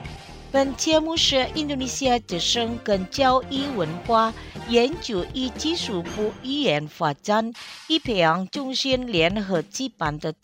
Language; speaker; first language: Chinese; non-native, fluent; Indonesian